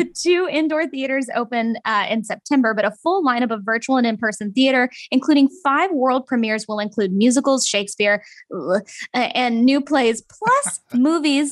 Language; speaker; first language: English; native; English